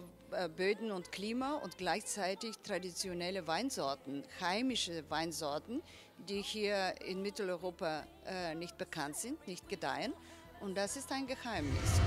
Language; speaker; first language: German; non-native, fluent; Bulgarian